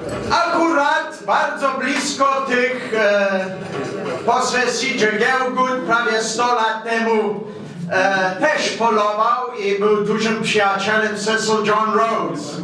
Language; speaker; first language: Polish; early bilingual, heritage; English